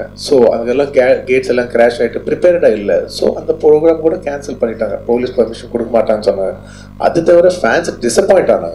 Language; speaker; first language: Tamil; non-native, local second language; Telugu